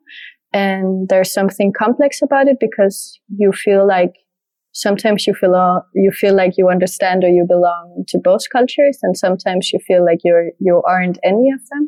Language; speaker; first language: English; non-native, fluent; French